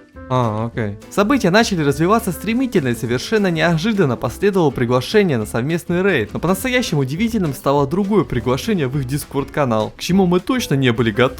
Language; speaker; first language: Russian; native; Russian